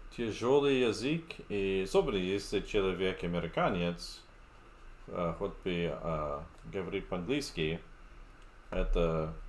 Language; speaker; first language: Russian; non-native, learner; English